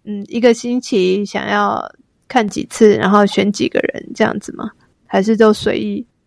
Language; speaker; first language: Chinese; native; Chinese